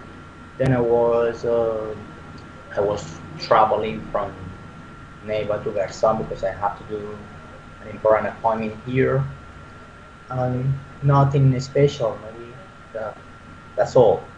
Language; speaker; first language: English; non-native, learner; Spanish